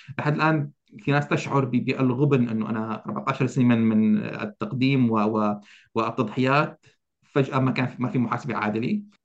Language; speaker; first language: Arabic; native; Arabic